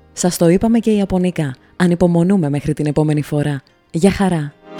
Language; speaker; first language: Greek; native; Greek